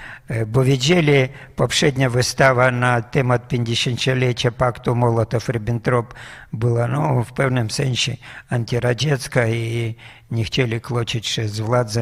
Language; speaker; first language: Polish; non-native, fluent; Russian